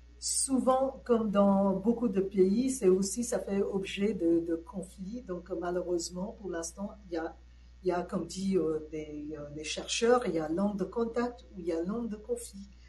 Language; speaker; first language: French; non-native, fluent; Tamil